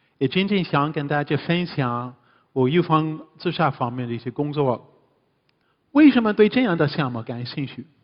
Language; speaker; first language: Chinese; non-native, fluent; English